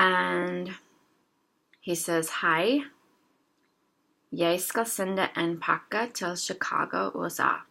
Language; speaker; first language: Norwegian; non-native, learner; English